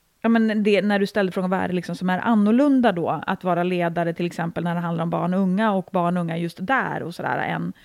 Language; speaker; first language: Swedish; native; Swedish